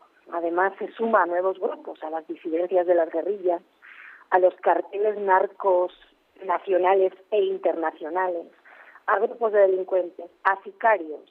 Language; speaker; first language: Spanish; native; Spanish